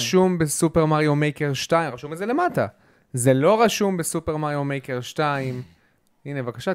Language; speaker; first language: Hebrew; native; Hebrew